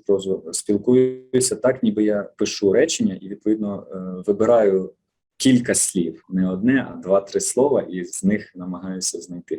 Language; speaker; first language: Ukrainian; native; Ukrainian